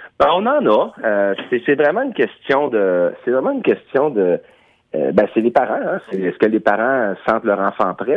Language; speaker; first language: French; non-native, local second language; English